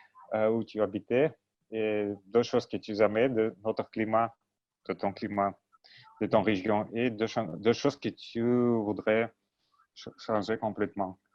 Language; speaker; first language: French; non-native, learner; Russian